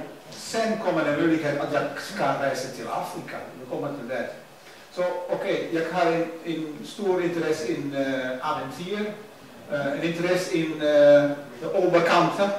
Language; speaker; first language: Swedish; non-native, learner; Dutch